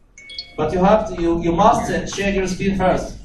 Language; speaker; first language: English; non-native, learner; Arabic